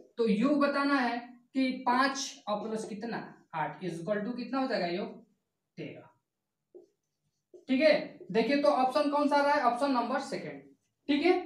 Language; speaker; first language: Hindi; native; Hindi